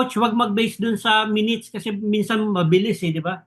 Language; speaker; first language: Filipino; native; Filipino